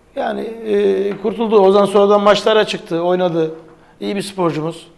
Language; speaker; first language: Turkish; native; Turkish